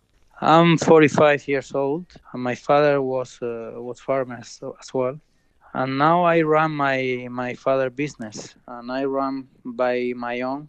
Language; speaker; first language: English; non-native, fluent; Spanish